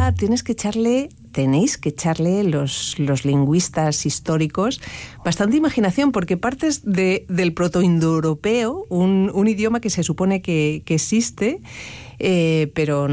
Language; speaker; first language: Spanish; native; Spanish